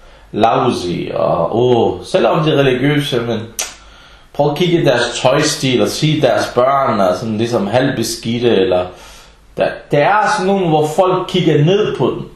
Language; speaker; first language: Danish; early bilingual, other home language; Arabic